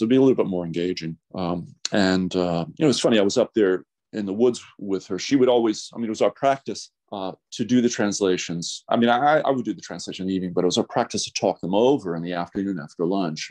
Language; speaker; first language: English; native; English